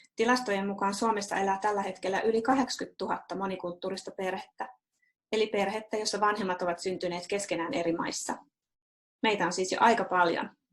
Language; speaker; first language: Finnish; native; Finnish